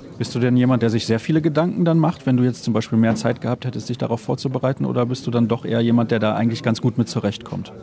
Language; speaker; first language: German; native; German